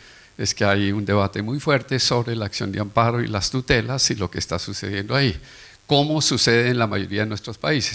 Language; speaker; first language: Spanish; native; Spanish